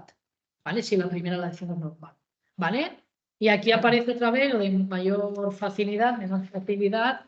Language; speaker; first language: Spanish; native; Spanish